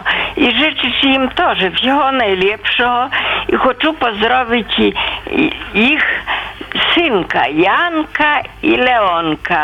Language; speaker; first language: Polish; non-native, local second language; Belarusian